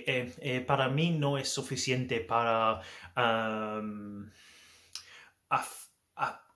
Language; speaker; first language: Spanish; non-native, learner; English